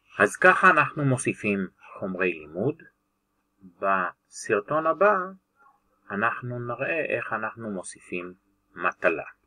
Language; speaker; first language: Hebrew; native; Hebrew